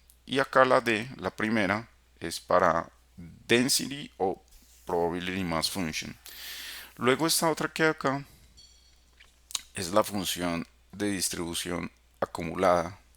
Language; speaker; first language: Spanish; native; Spanish